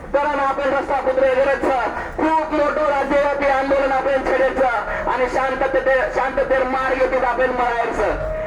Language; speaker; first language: Marathi; non-native, local second language; Lambadi